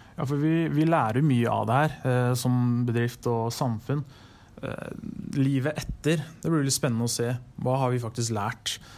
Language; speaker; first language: Norwegian; native; Norwegian